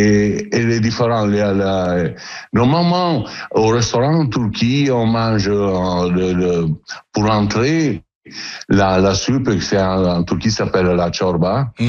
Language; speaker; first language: French; non-native, learner; Italian